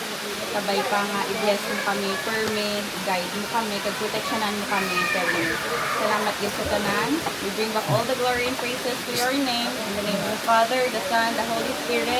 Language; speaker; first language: Filipino; non-native, local second language; Hiligaynon